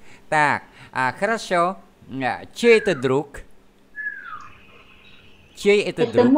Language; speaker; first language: Russian; non-native, fluent; Vietnamese